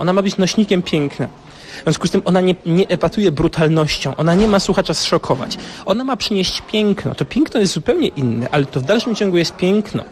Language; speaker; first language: Polish; native; Polish